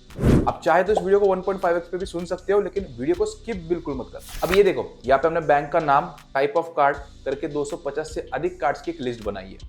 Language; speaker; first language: Hindi; native; Hindi